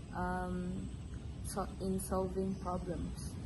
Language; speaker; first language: English; non-native, local second language; Malay